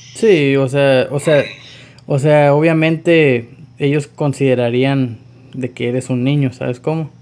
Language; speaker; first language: Spanish; native; Spanish